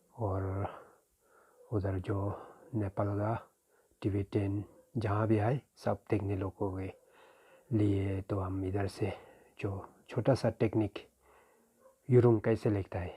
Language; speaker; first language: Hindi; non-native, fluent; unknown